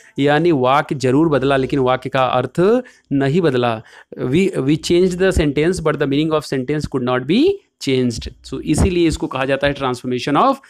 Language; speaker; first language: Hindi; native; Hindi